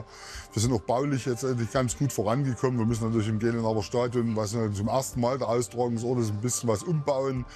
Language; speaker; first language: German; native; German